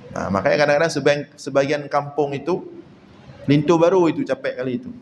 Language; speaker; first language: Malay; non-native, local second language; Achinese